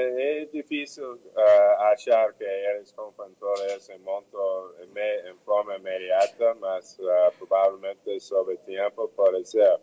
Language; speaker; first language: Portuguese; non-native, fluent; English